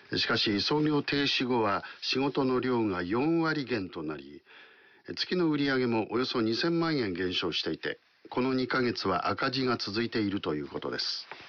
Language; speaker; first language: Japanese; native; Japanese